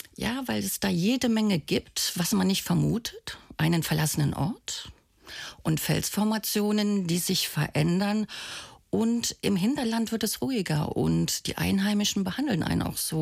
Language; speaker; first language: German; native; German